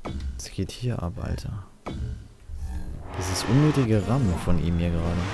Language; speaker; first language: German; native; German